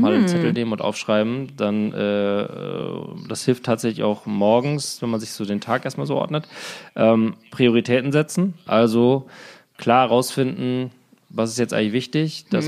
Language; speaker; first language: German; native; German